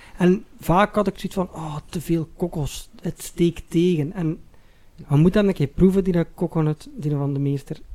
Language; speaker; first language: Dutch; native; Dutch